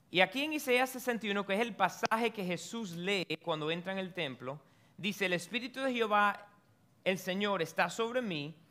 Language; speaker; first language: Spanish; early bilingual, heritage; Spanish